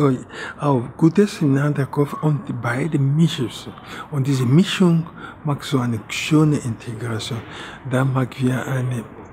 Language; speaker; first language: German; non-native, fluent; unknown